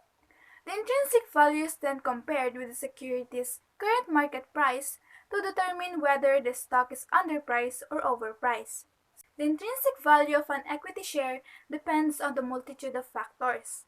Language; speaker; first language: English; non-native, local second language; Filipino